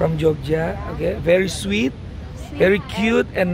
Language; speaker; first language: English; non-native, learner; Indonesian